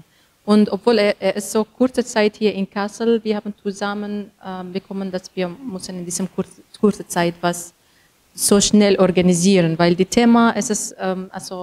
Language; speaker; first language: German; non-native, learner; Kurdish